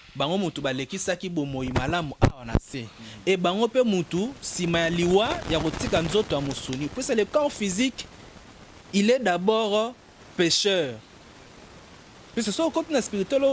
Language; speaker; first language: Lingala; non-native, local second language; Kongo